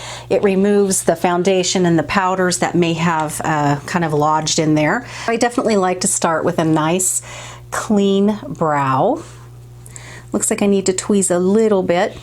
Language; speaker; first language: English; native; English